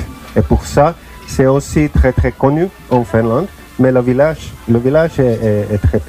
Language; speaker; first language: French; non-native, learner; Finnish